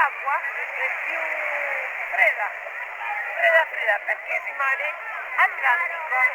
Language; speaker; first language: Italian; early bilingual, heritage; Spanish